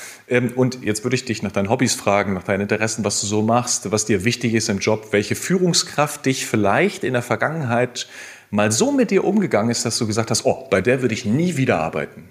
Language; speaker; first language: German; native; German